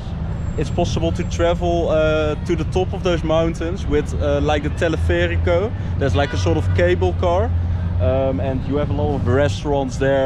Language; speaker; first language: English; non-native, fluent; Dutch